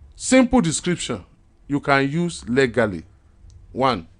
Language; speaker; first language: English; non-native, local second language; Yoruba